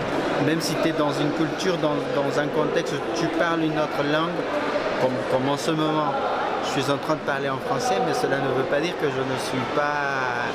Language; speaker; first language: French; non-native, fluent; Spanish